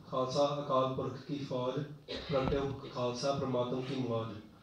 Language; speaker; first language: Punjabi; early bilingual, heritage; Punjabi